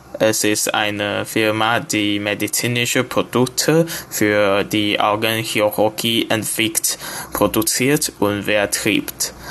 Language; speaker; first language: German; non-native, learner; Chinese